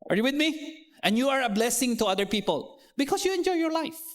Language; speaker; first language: English; non-native, local second language; Filipino